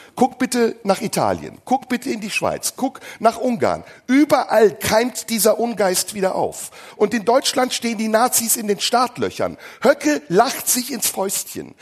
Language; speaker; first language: German; early bilingual, other home language; Turkish